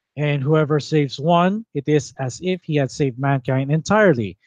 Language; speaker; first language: English; non-native, local second language; Filipino